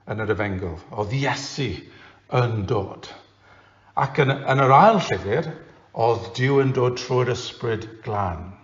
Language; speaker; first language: Welsh; non-native, fluent; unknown